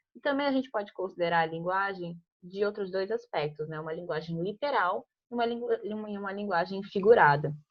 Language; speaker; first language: Portuguese; native; Portuguese